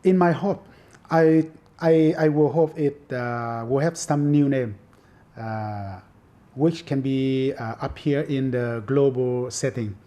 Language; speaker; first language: English; non-native, fluent; Vietnamese